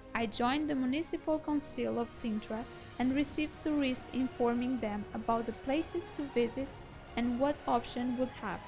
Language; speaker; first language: English; non-native, fluent; Portuguese